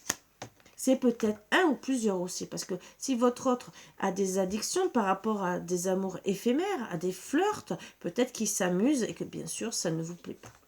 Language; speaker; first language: French; native; French